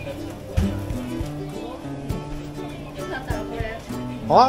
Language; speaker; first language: Japanese; native; Japanese